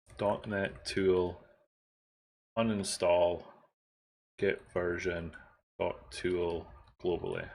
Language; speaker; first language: English; native; English